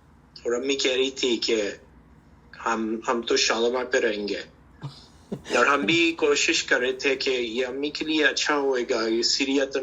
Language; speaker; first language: Hindi; early bilingual, heritage; Hindi